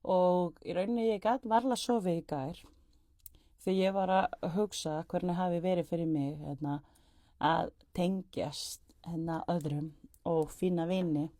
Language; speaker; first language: Icelandic; non-native, fluent; Spanish